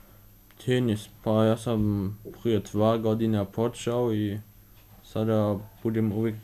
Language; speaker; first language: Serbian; early bilingual, heritage; Serbian